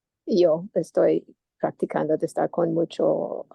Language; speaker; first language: Spanish; non-native, learner; English